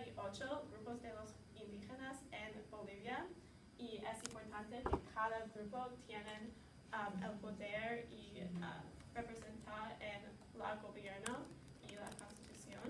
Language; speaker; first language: Spanish; non-native, learner; English